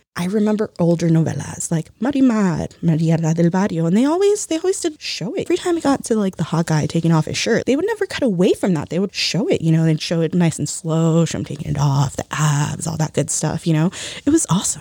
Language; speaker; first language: English; early bilingual, other home language; Spanish